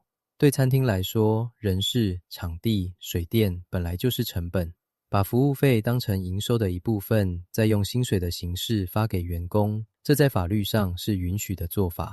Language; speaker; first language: Chinese; native; Chinese